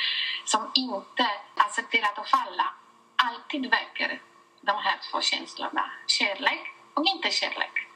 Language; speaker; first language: Swedish; non-native, fluent; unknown